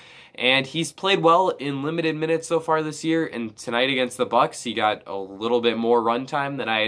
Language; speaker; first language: English; native; English